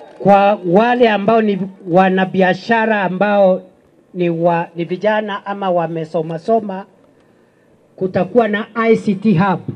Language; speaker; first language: Swahili; non-native, local second language; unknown